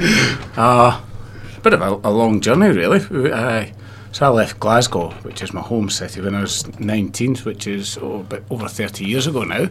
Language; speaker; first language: English; native; English